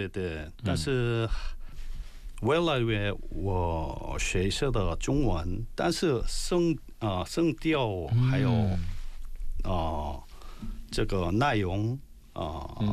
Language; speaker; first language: Chinese; non-native, learner; Korean